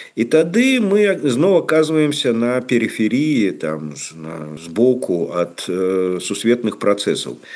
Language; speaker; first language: Belarusian; non-native, local second language; Russian